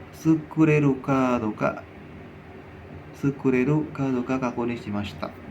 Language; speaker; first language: Japanese; non-native, learner; Indonesian